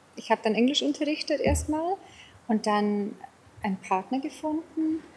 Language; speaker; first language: German; non-native, fluent; English